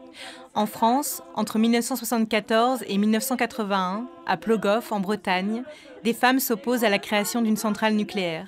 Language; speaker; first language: French; native; French